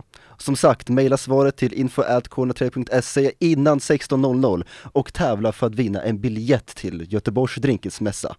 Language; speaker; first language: Swedish; native; Swedish